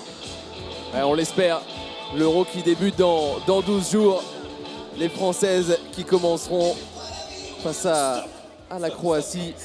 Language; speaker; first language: French; native; French